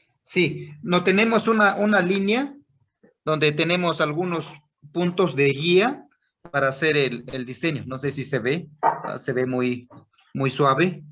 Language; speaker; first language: Spanish; non-native, local second language; Zapotec